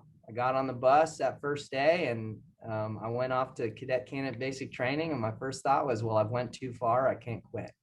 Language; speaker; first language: English; native; English